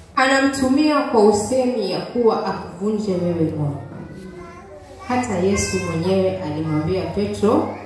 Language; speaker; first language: Swahili; non-native, local second language; Giryama